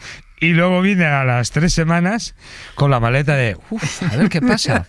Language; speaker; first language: Spanish; native; Spanish